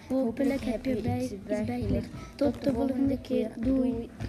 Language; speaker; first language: Dutch; non-native, local second language; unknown